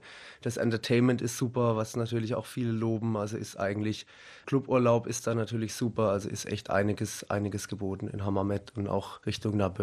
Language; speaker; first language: German; native; German